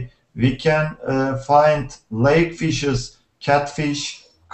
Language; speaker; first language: English; non-native, learner; Turkish